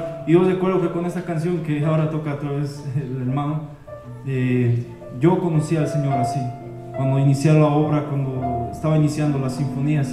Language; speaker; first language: Spanish; native; Spanish